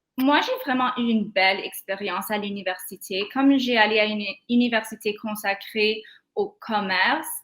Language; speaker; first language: French; non-native, local second language; English